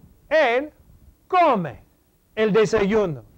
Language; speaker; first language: Spanish; non-native, fluent; English